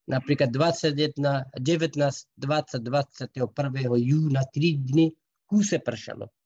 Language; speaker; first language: Slovak; non-native, fluent; Persian